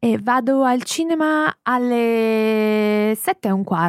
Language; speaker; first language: Italian; non-native, learner; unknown